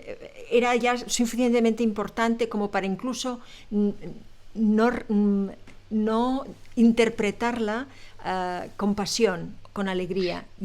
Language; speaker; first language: Spanish; native; Spanish